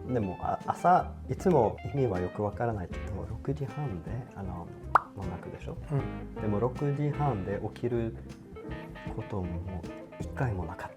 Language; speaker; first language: Japanese; non-native, fluent; Swedish